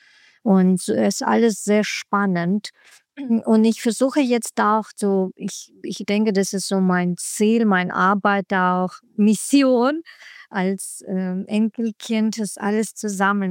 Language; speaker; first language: German; non-native, learner; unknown